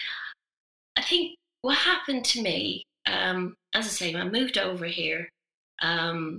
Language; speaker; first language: English; native; English